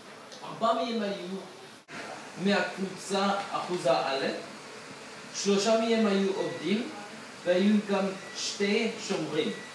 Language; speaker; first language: Hebrew; non-native, learner; English